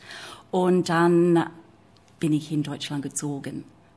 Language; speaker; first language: German; non-native, fluent; English